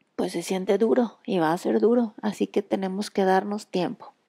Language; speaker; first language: Spanish; native; Spanish